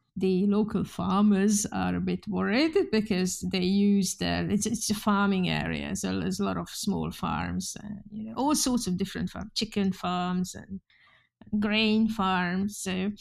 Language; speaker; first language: English; non-native, fluent; Hungarian